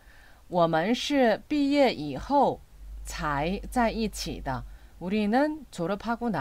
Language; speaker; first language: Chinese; non-native, fluent; Korean